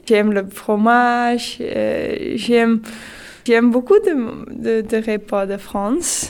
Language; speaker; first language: French; non-native, learner; Dutch